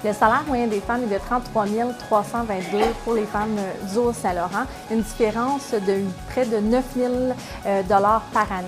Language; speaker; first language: French; native; French